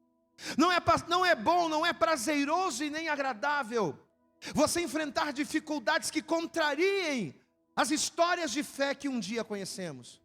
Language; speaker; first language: Portuguese; native; Portuguese